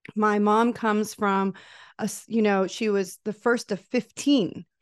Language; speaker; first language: English; early bilingual, other home language; Spanish